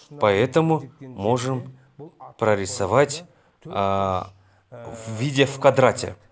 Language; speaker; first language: Russian; non-native, local second language; Kazakh